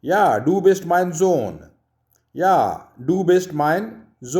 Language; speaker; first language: German; non-native, learner; Urdu